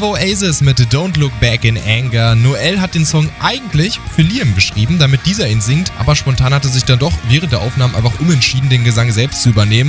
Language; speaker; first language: German; native; German